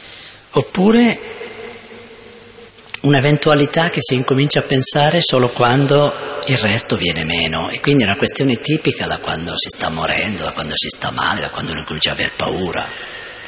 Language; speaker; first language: Italian; native; Italian